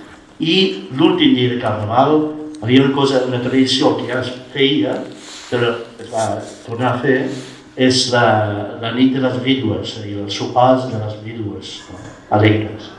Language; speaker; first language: Catalan; non-native, fluent; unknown